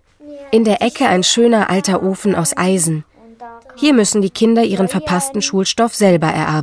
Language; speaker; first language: German; native; German